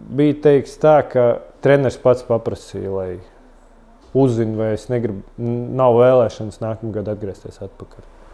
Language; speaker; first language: Latvian; non-native, local second language; Russian